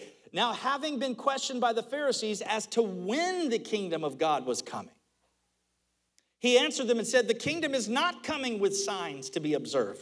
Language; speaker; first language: English; native; English